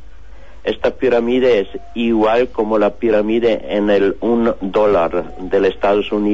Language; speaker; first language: Spanish; non-native, learner; German